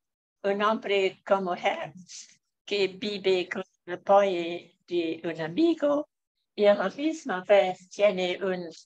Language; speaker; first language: Spanish; non-native, fluent; English